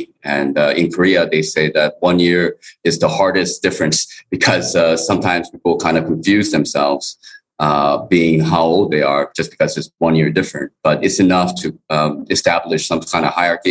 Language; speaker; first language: English; early bilingual, other home language; Korean